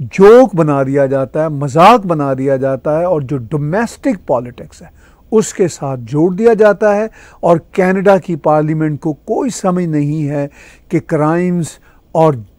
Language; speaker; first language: Urdu; non-native, local second language; Punjabi